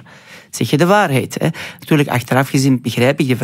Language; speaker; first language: Dutch; non-native, fluent; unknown